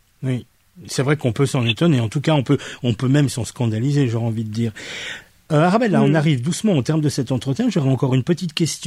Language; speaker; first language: French; native; French